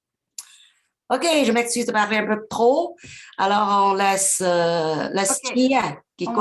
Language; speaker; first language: French; non-native, fluent; Chinese